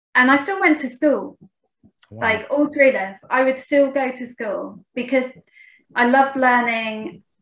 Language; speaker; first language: English; native; English